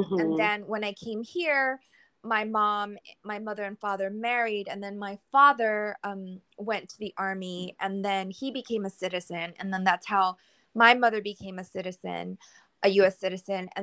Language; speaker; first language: English; early bilingual, other home language; Spanish